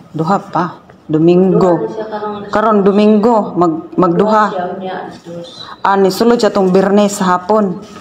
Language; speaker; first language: Cebuano; native; Cebuano